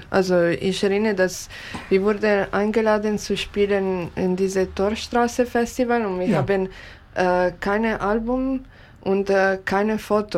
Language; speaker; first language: German; non-native, learner; Japanese